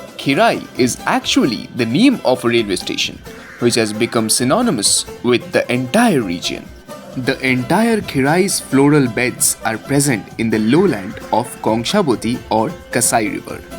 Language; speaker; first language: English; non-native, local second language; Bangla